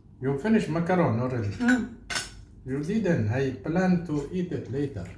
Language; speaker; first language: English; non-native, learner; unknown